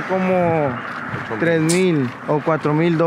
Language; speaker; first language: Spanish; native; Spanish